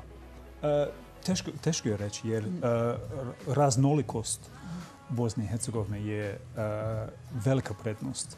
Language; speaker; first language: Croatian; non-native, fluent; English